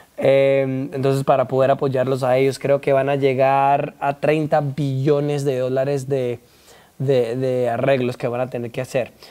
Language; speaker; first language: Spanish; early bilingual, heritage; Spanish